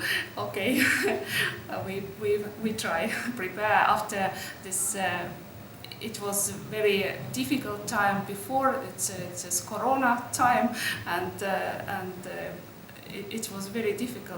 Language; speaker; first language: English; non-native, learner; Estonian